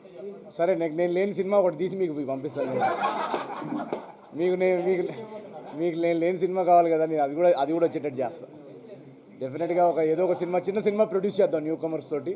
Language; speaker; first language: Telugu; native; Telugu